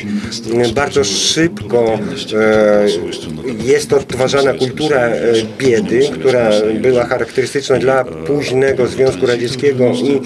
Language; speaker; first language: Polish; non-native, fluent; Russian